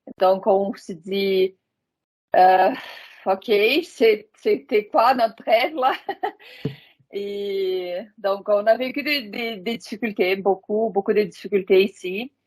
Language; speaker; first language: French; non-native, fluent; Portuguese